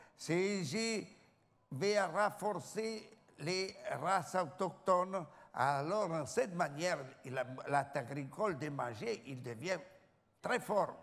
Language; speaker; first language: French; non-native, learner; Italian